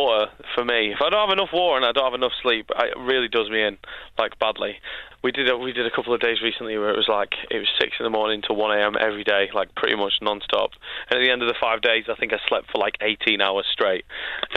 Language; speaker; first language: English; native; English